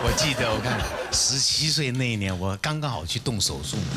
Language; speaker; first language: Chinese; native; Chinese